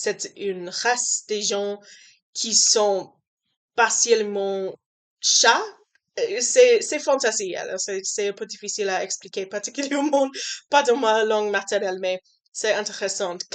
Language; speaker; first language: French; non-native, learner; English